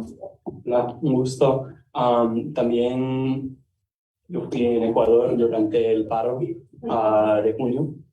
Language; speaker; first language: Spanish; non-native, learner; English